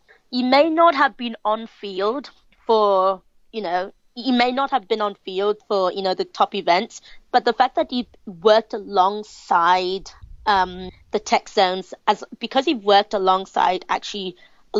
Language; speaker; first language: English; native; English